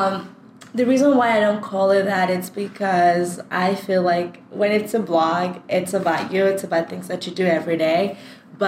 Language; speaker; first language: English; non-native, fluent; French